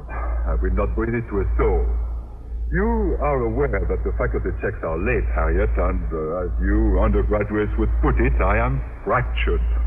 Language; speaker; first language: English; native; English